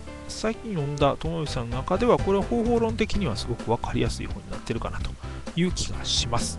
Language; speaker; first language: Japanese; native; Japanese